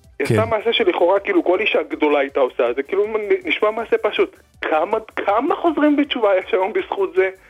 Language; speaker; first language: Hebrew; native; Hebrew